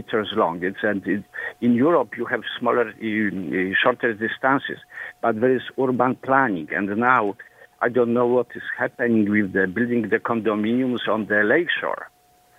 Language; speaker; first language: English; non-native, fluent; Polish